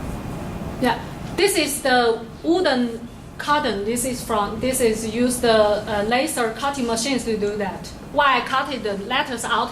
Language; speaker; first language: English; non-native, learner; Chinese